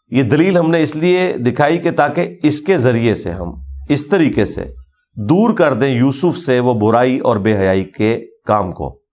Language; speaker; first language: Urdu; non-native, local second language; Punjabi